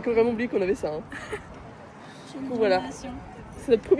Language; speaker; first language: French; native; French